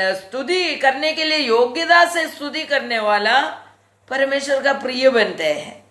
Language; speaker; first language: Hindi; non-native, local second language; Malayalam